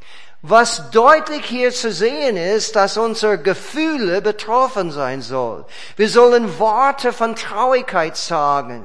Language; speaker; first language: German; non-native, fluent; English